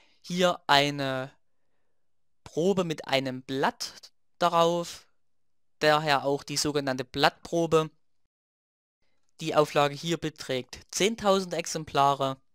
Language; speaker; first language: German; native; German